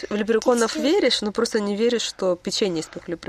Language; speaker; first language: Russian; native; Russian